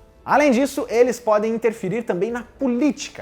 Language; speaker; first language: Portuguese; native; Portuguese